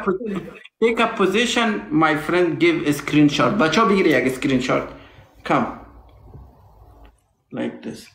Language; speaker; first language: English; non-native, learner; Persian